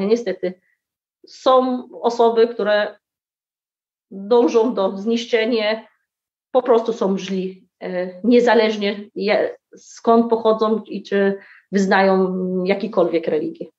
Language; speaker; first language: Polish; early bilingual, heritage; Arabic